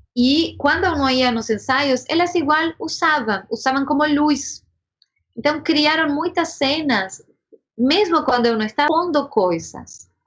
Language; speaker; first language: Portuguese; non-native, fluent; Spanish